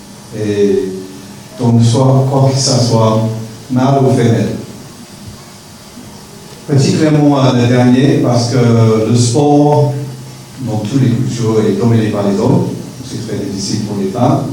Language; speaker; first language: French; non-native, fluent; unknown